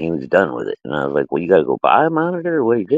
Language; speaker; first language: English; native; English